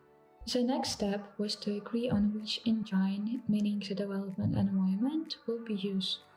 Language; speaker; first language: English; non-native, fluent; Ukrainian